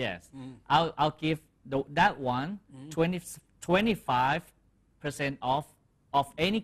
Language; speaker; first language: English; non-native, fluent; Thai